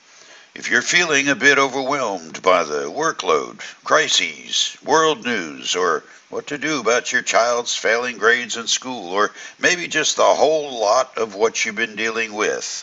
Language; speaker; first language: English; native; English